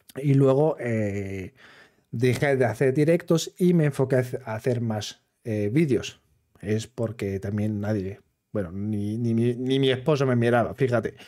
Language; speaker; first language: Spanish; non-native, fluent; German